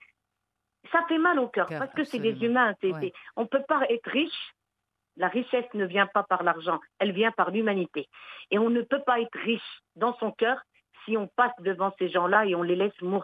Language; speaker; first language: French; early bilingual, other home language; Arabic